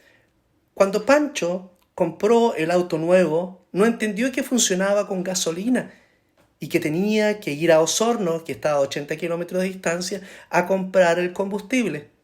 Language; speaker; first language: Spanish; native; Spanish